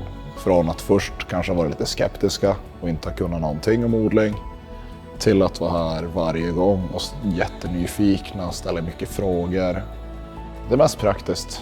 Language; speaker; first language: Swedish; native; Swedish